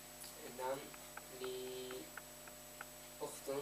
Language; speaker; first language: Arabic; non-native, learner; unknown